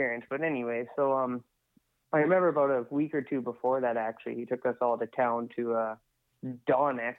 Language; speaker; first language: English; native; English